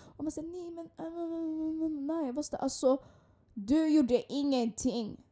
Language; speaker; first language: Swedish; early bilingual, other home language; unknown